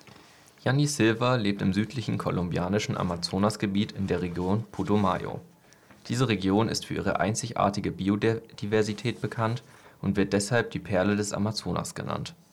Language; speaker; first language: German; native; German